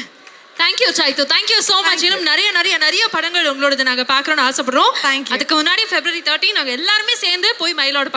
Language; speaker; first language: Tamil; native; Tamil